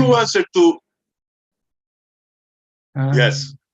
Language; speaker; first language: English; non-native, learner; Portuguese